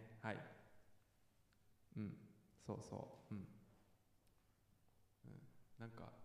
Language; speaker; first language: Japanese; native; Japanese